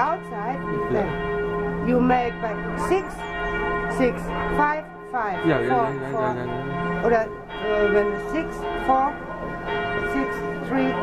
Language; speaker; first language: English; non-native, learner; Albanian